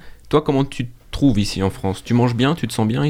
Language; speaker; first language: French; native; French